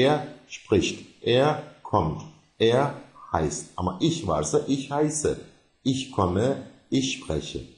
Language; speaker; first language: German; non-native, fluent; Turkish